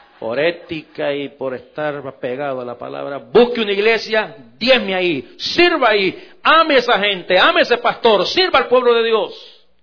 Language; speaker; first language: Spanish; native; Spanish